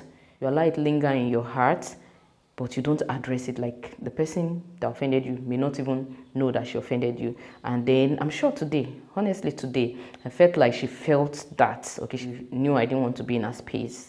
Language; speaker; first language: English; non-native, local second language; Yoruba